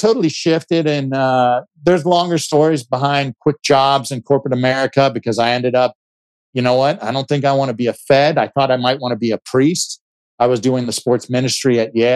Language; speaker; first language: English; native; English